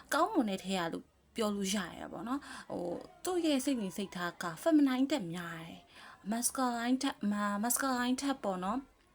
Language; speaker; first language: Burmese; native; Burmese